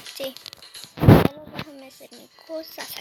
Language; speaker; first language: Spanish; early bilingual, heritage; Spanish